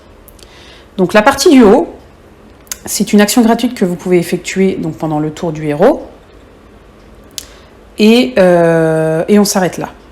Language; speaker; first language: French; native; French